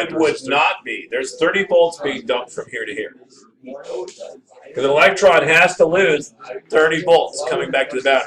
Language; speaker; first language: English; native; English